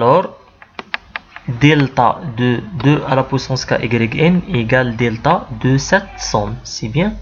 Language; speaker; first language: French; non-native, local second language; Arabic